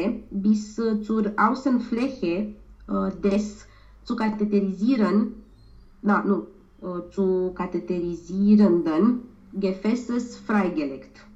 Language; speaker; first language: German; non-native, learner; Romanian